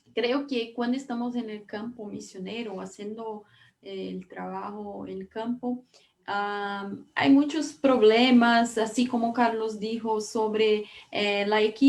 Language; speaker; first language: Spanish; non-native, fluent; Portuguese